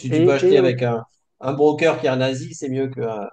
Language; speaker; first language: French; native; French